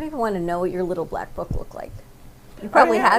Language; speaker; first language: English; native; English